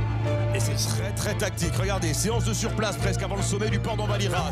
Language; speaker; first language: French; native; French